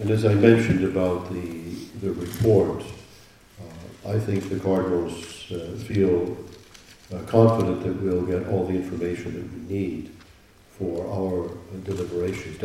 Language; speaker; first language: English; native; English